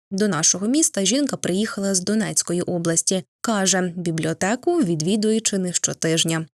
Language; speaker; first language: Ukrainian; native; Ukrainian